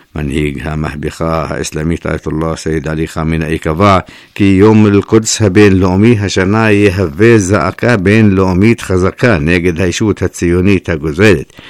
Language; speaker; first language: Hebrew; non-native, fluent; Persian